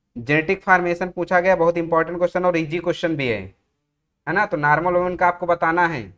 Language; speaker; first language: Hindi; native; Hindi